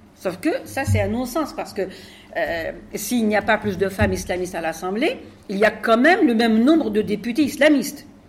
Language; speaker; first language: French; non-native, local second language; Arabic